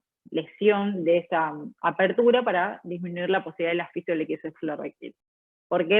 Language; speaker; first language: Spanish; native; Spanish